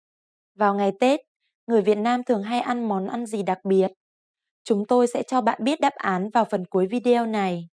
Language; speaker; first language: Vietnamese; native; Vietnamese